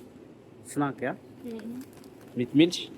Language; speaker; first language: German; non-native, learner; Amharic